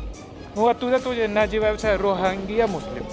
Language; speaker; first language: Russian; non-native, learner; Hindi